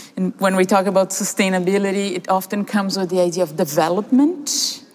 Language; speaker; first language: English; early bilingual, other home language; Portuguese